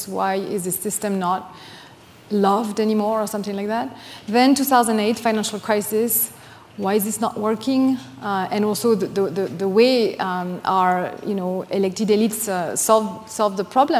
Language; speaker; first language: English; non-native, fluent; French